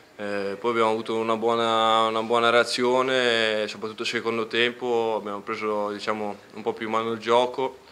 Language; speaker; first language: Italian; native; Italian